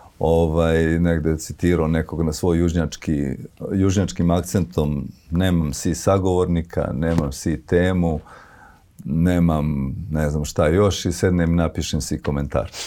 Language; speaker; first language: Serbian; native; Serbian